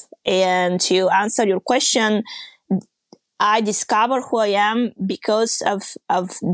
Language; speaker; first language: English; non-native, fluent; Bulgarian